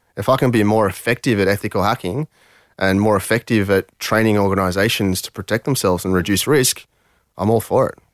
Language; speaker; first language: English; early bilingual, other home language; French